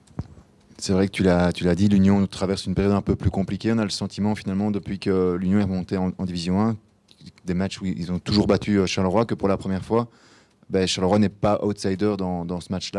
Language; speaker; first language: French; native; French